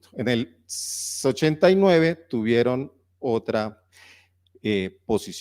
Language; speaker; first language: Spanish; native; Spanish